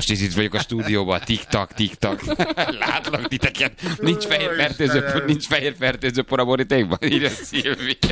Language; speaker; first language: Hungarian; native; Hungarian